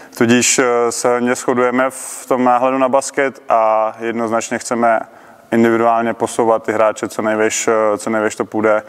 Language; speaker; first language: Czech; native; Czech